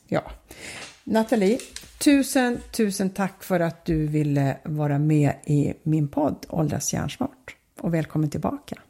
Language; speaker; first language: Swedish; early bilingual, other home language; Finnish